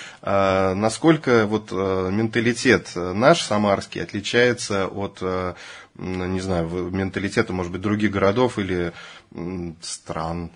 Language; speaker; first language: Russian; native; Russian